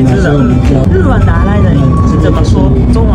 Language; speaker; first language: Chinese; non-native, learner; Japanese